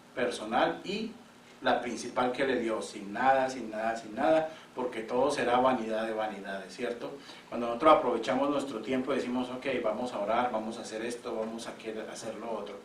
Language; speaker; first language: Spanish; native; Spanish